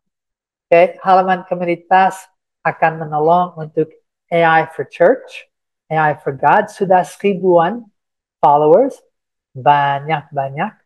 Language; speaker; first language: Indonesian; non-native, fluent; English